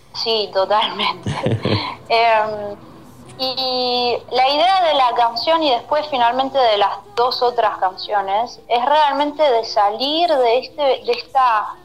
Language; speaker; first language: Spanish; native; Spanish